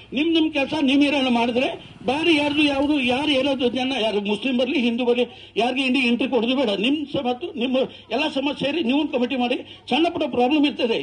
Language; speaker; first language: Kannada; non-native, local second language; Urdu